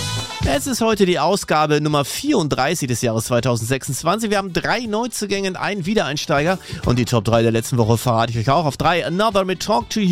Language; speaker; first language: German; non-native, fluent; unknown